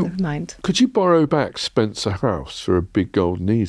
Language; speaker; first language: English; native; English